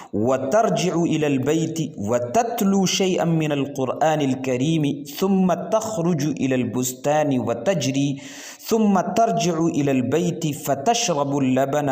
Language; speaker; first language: Arabic; non-native, fluent; Urdu